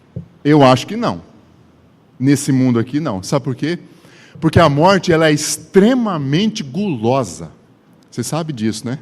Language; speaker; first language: Portuguese; native; Portuguese